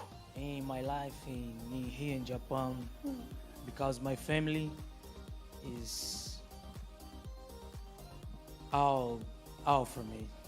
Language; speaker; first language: English; non-native, learner; Portuguese